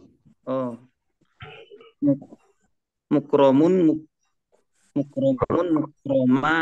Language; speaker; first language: Arabic; non-native, learner; Indonesian